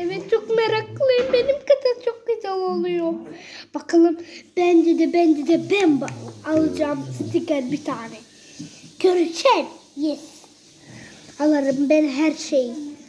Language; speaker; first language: Turkish; early bilingual, heritage; Turkish